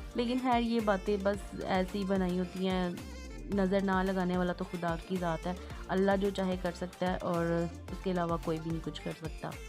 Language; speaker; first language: Urdu; native; Urdu